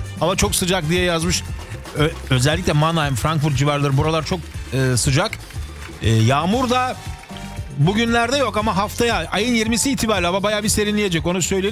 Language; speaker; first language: Turkish; early bilingual, other home language; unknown